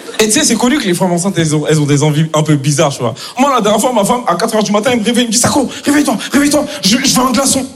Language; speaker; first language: French; native; French